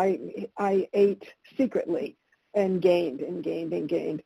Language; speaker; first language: English; early bilingual, other home language; Italian